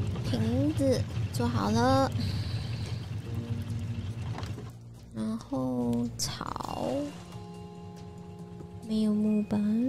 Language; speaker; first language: Chinese; native; Chinese